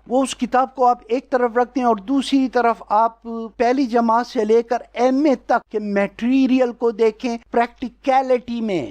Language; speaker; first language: Urdu; native; Urdu